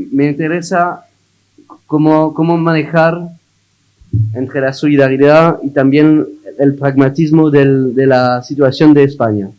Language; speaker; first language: Spanish; non-native, learner; French